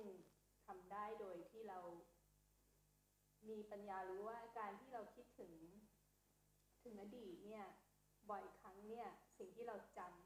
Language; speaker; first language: Thai; native; Thai